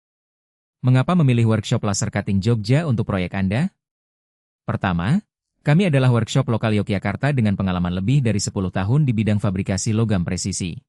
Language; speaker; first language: Indonesian; native; Indonesian